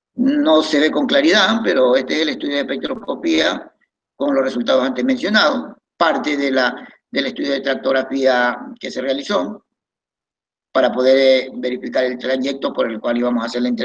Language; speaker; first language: Spanish; native; Spanish